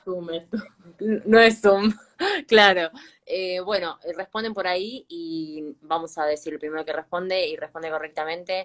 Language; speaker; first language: Spanish; native; Spanish